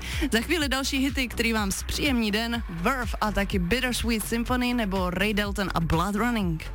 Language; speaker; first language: Czech; native; Czech